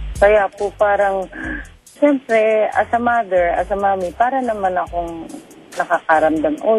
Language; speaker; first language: Filipino; native; Filipino